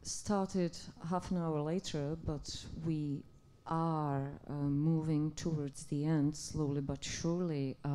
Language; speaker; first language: English; non-native, fluent; Czech